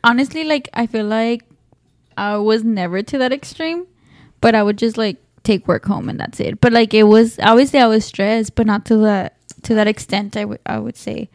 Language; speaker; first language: English; early bilingual, other home language; Spanish